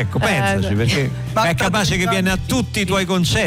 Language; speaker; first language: Italian; native; Italian